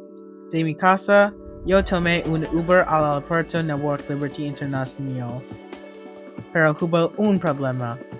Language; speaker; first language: Spanish; non-native, learner; English